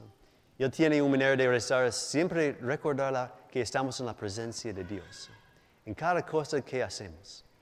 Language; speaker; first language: Spanish; non-native, fluent; English